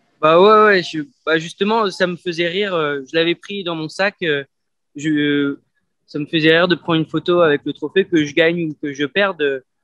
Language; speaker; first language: French; native; French